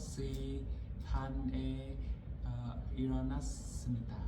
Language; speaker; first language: Korean; non-native, learner; Vietnamese